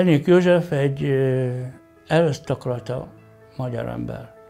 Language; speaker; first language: Hungarian; non-native, fluent; Arabic